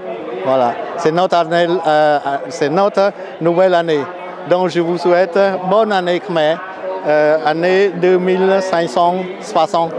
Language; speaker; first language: French; non-native, learner; Khmer